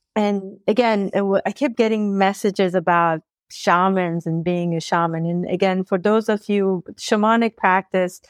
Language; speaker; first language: English; early bilingual, other home language; Persian